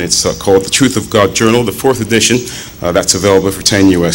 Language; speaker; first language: English; native; English